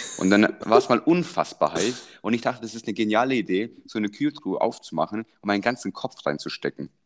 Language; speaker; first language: German; early bilingual, other home language; Croatian